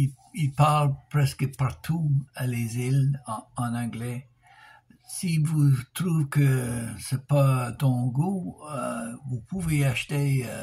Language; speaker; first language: French; non-native, local second language; English